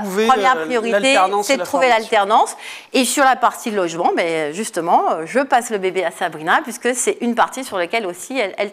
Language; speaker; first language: French; native; French